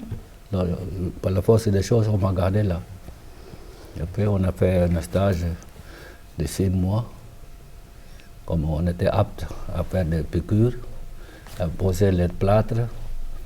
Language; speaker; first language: French; non-native, fluent; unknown